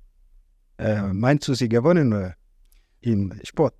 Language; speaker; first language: German; non-native, learner; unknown